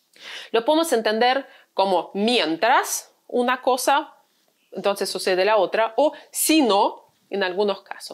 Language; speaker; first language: Spanish; non-native, fluent; Russian